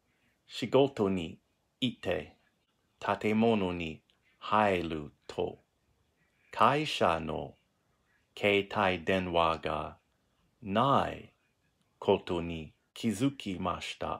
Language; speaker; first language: Japanese; non-native, learner; English